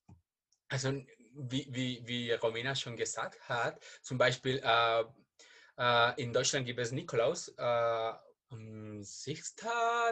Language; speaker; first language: German; non-native, learner; Spanish